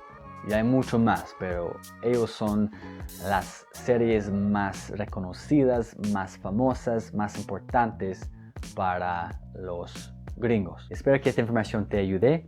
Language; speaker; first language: Spanish; non-native, fluent; English